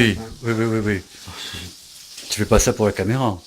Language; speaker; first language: French; native; French